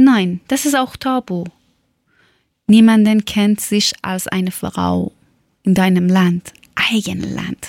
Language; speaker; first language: German; non-native, learner; Persian